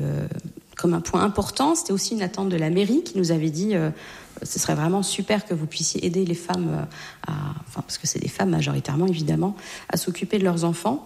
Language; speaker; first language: French; native; French